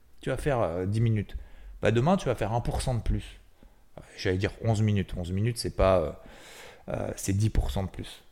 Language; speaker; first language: French; native; French